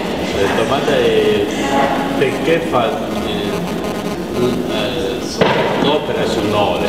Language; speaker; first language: Italian; non-native, learner; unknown